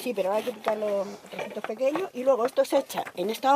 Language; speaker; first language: Spanish; native; Spanish